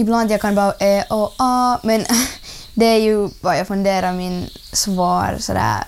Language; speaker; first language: Swedish; non-native, learner; Russian